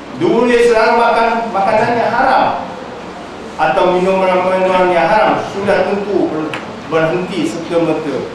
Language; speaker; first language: Malay; non-native, local second language; Chinese